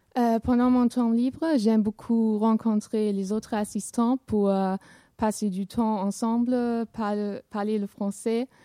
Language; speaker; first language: French; non-native, fluent; German